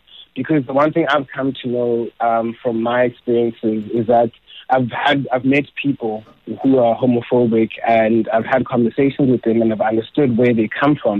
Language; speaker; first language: English; non-native, local second language; Xhosa